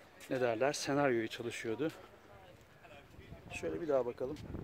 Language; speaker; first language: Turkish; native; Turkish